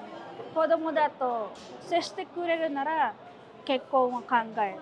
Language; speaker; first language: Japanese; non-native, fluent; Filipino